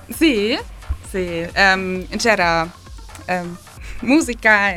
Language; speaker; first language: Italian; non-native, learner; German